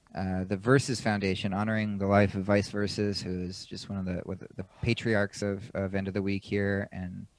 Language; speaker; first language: English; native; English